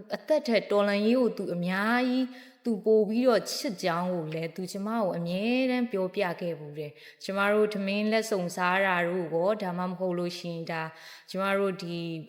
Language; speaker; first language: Burmese; non-native, local second language; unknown